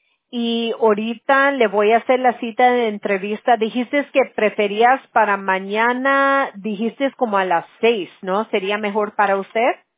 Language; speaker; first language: Spanish; early bilingual, heritage; Spanish